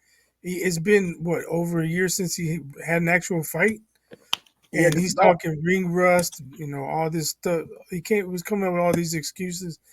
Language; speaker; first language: English; native; English